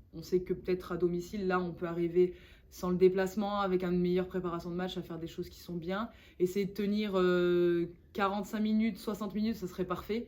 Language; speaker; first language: French; native; French